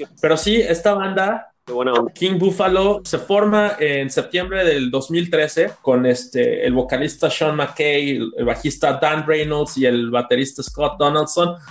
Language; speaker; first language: Spanish; native; Spanish